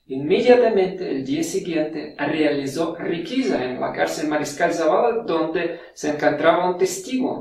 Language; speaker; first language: Spanish; non-native, fluent; Russian